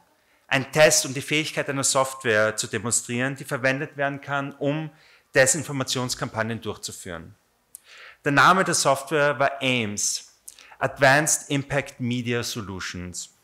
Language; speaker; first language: German; native; German